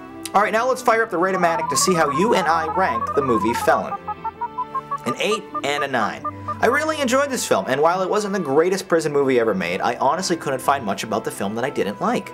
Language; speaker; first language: English; native; English